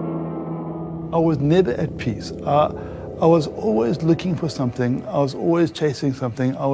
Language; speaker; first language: English; native; English